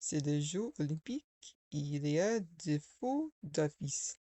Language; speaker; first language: French; non-native, learner; English